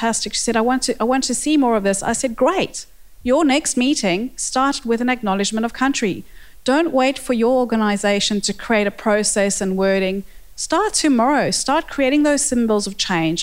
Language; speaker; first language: English; native; English